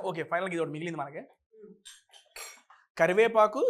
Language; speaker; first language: Telugu; native; Telugu